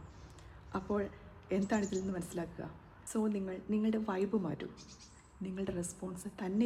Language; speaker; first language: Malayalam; native; Malayalam